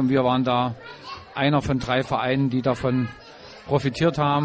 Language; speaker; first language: German; native; German